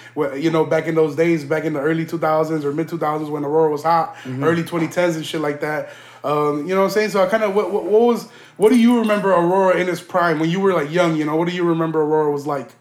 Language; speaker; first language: English; early bilingual, other home language; Spanish